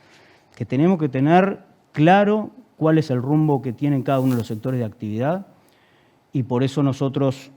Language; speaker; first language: Spanish; native; Spanish